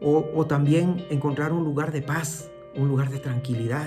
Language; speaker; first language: Spanish; native; Spanish